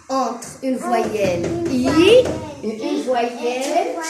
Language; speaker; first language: French; non-native, local second language; Arabic